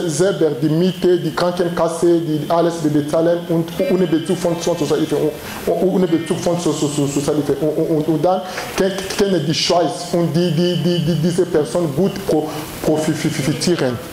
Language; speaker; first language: German; non-native, learner; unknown